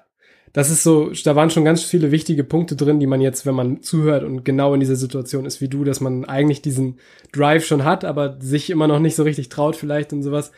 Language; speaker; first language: German; native; German